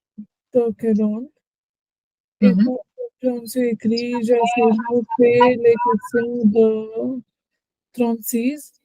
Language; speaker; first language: French; non-native, learner; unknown